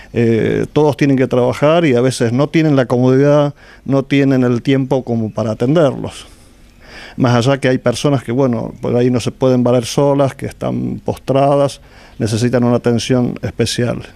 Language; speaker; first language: Spanish; native; Spanish